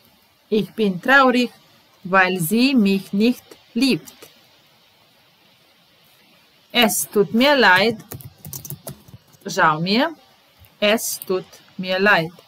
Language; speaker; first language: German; non-native, fluent; Serbian